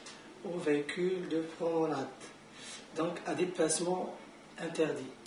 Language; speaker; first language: French; non-native, local second language; Arabic